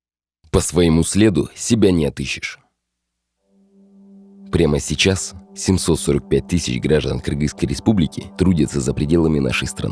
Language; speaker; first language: Russian; native; Russian